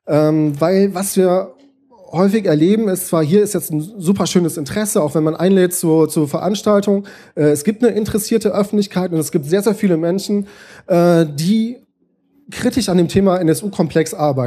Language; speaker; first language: German; native; German